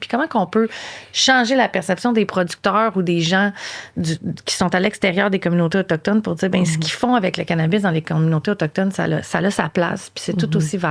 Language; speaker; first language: French; native; French